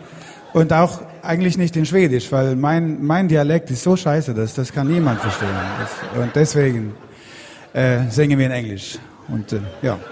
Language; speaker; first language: German; non-native, learner; Swedish